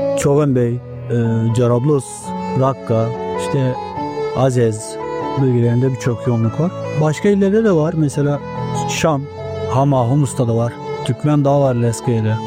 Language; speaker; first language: Turkish; native; Turkish